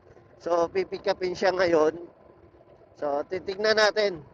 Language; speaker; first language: Filipino; native; Filipino